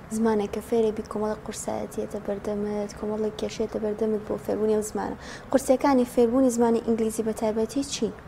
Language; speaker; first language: Central Kurdish; native; Central Kurdish